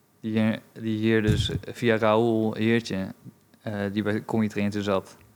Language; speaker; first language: Dutch; early bilingual, other home language; Romanian